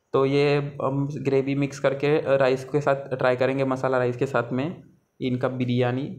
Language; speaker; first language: Hindi; non-native, local second language; Marathi